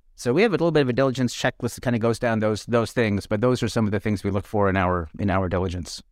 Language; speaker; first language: English; native; English